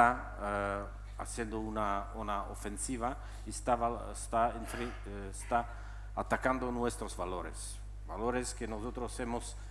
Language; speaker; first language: Spanish; non-native, fluent; Czech